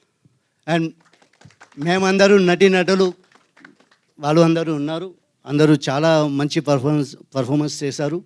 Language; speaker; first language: Telugu; non-native, learner; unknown